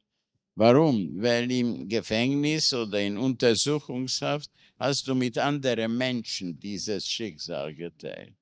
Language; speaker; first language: German; non-native, fluent; Hungarian